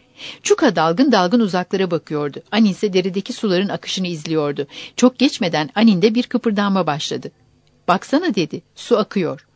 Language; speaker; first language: Turkish; native; Turkish